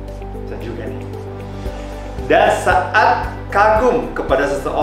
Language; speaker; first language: Indonesian; non-native, fluent; Japanese